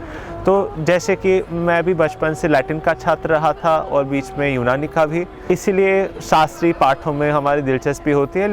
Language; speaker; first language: Hindi; native; Hindi